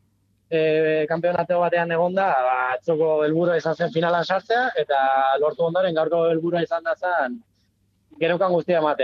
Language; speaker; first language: Basque; native; Basque